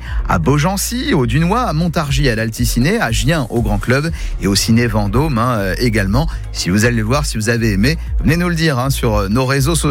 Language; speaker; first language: French; native; French